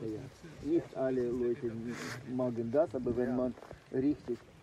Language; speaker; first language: German; non-native, learner; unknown